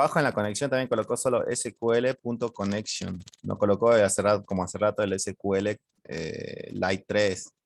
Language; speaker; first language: Spanish; native; Spanish